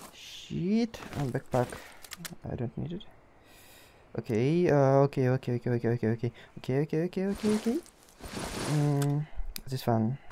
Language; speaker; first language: English; non-native, learner; Russian